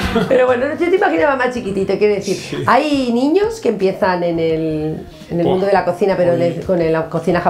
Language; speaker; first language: Spanish; native; Spanish